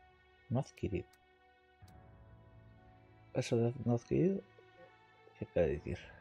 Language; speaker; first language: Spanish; non-native, local second language; Galician